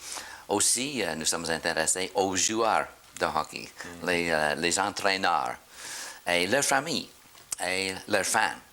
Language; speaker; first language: French; non-native, fluent; English